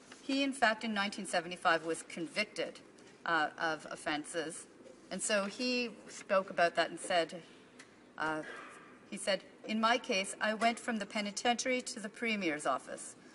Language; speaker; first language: English; native; English